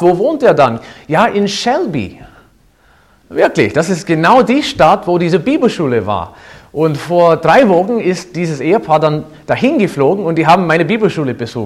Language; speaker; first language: German; non-native, fluent; English